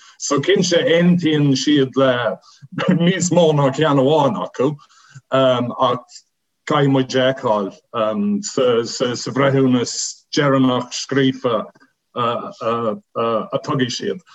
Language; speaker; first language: Irish; non-native, fluent; English